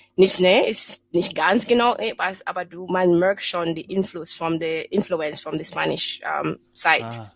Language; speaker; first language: German; non-native, learner; English